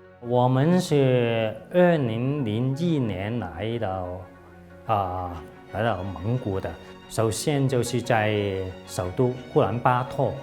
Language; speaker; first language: Chinese; non-native, local second language; Cantonese